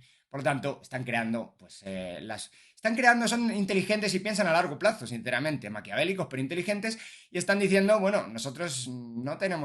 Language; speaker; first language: Spanish; native; Spanish